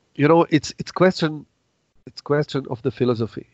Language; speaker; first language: English; non-native, fluent; Czech